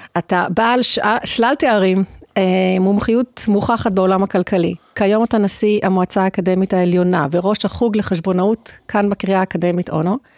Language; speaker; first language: Hebrew; native; Hebrew